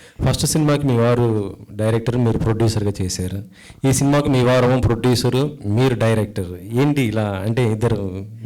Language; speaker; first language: Telugu; native; Telugu